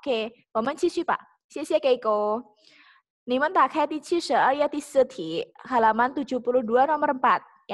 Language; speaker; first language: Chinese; non-native, fluent; Indonesian